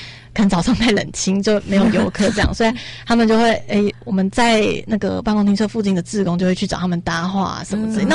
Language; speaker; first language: Chinese; native; Chinese